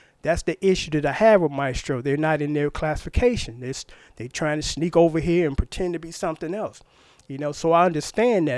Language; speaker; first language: English; native; English